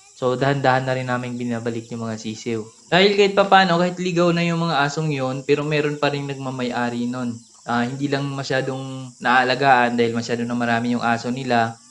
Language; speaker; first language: Filipino; non-native, local second language; Cebuano